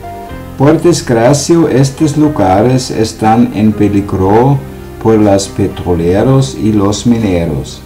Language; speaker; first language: Spanish; non-native, learner; German